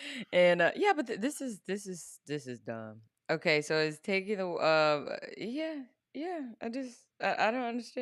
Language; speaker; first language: English; native; English